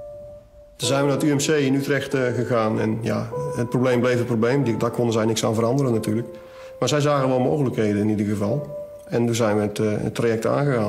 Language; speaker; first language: Dutch; native; Dutch